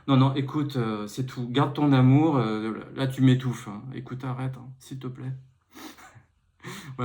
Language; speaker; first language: French; native; French